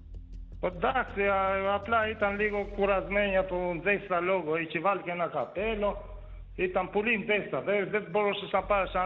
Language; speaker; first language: Greek; non-native, learner; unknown